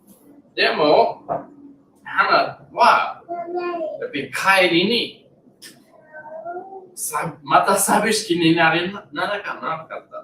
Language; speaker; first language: Japanese; non-native, learner; English